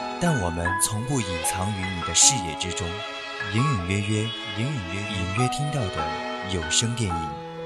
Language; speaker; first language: Chinese; native; Chinese